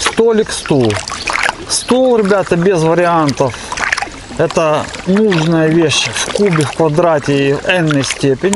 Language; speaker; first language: Russian; native; Russian